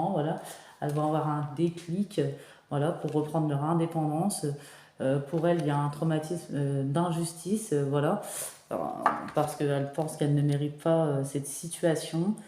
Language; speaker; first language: French; native; French